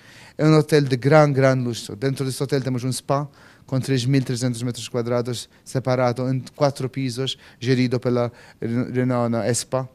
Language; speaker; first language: Portuguese; non-native, fluent; Maltese